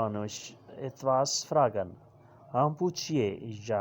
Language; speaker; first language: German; non-native, fluent; Urdu